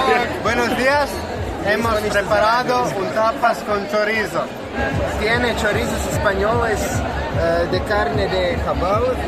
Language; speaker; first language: Spanish; non-native, learner; Croatian